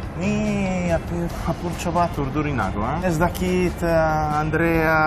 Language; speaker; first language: Basque; non-native, fluent; Italian